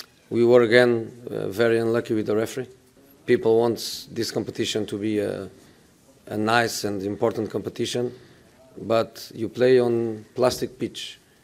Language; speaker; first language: English; non-native, fluent; Portuguese